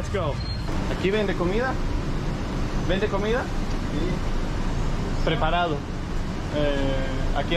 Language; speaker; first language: Spanish; non-native, fluent; English